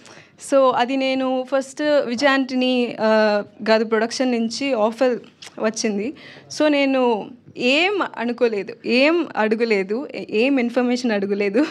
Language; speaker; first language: Telugu; non-native, local second language; Tamil